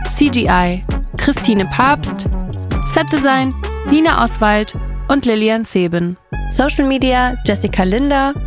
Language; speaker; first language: German; native; German